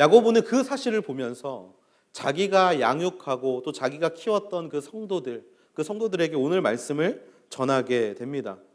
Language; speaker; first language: Korean; native; Korean